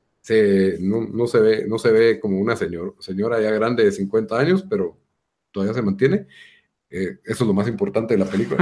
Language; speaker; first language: Spanish; native; Spanish